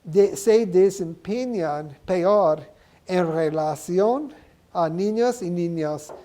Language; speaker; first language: Spanish; non-native, learner; English